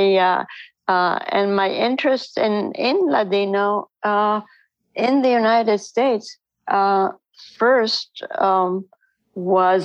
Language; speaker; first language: English; non-native, fluent; Ladino